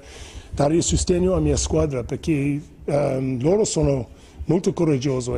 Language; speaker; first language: Italian; non-native, fluent; English